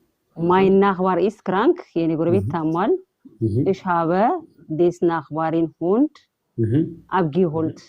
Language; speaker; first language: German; non-native, learner; Amharic